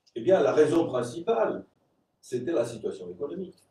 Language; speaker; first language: French; non-native, fluent; Romanian